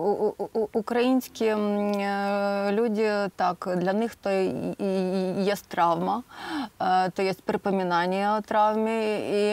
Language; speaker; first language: Polish; non-native, learner; Ukrainian